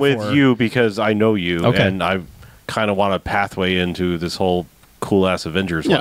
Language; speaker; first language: English; native; English